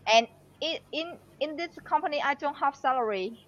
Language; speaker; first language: English; non-native, learner; Vietnamese